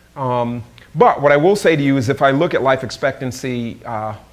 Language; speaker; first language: English; native; English